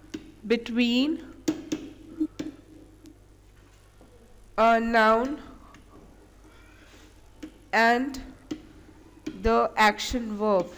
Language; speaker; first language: English; non-native, local second language; Hindi